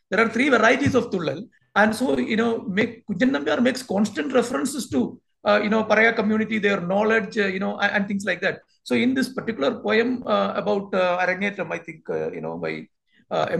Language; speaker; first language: English; non-native, local second language; Malayalam